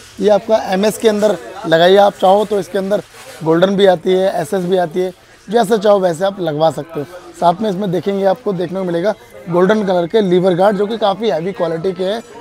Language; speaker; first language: Hindi; native; Hindi